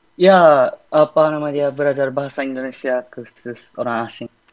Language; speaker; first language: Indonesian; non-native, learner; Japanese